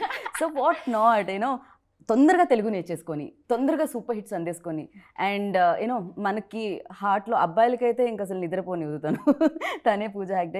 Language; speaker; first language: Telugu; native; Telugu